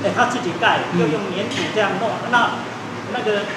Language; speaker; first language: Chinese; native; Chinese